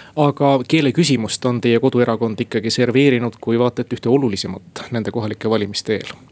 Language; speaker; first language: Estonian; native; Estonian